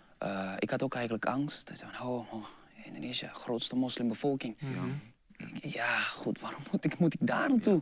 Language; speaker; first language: Dutch; non-native, fluent; Indonesian